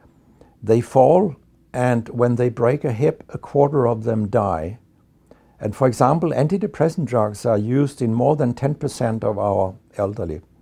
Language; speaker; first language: English; non-native, fluent; Danish